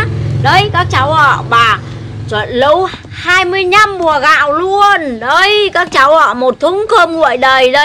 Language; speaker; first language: Vietnamese; native; Vietnamese